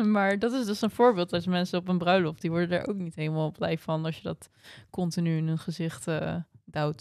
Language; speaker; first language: Dutch; native; Dutch